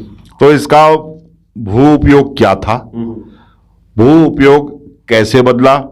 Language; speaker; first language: Hindi; native; Hindi